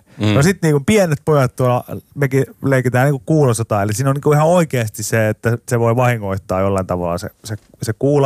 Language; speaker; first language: Finnish; native; Finnish